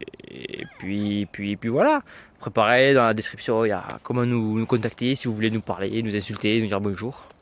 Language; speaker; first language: French; native; French